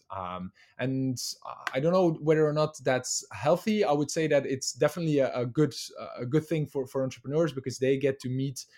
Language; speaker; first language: English; non-native, fluent; Dutch